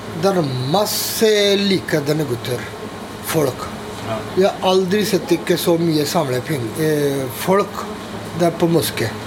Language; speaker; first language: Norwegian; non-native, learner; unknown